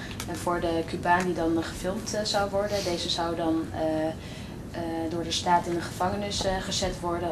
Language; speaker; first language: Dutch; non-native, fluent; Spanish